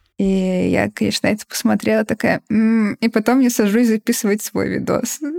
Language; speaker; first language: Russian; native; Russian